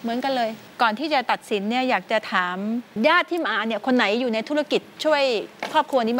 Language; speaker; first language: Thai; native; Thai